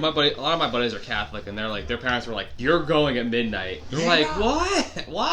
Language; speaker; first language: English; native; English